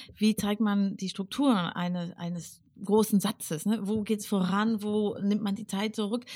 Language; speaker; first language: German; non-native, fluent; English